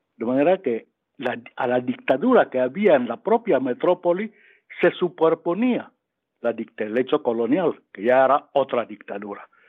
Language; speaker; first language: Spanish; non-native, local second language; Fang